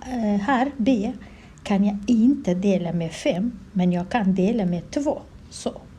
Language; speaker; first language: Swedish; non-native, learner; Kurdish